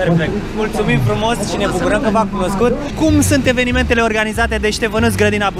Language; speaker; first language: Romanian; native; Romanian